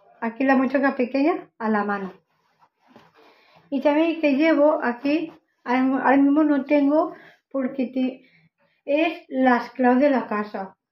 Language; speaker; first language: Spanish; non-native, local second language; Catalan